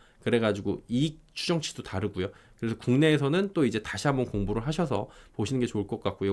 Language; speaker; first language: Korean; native; Korean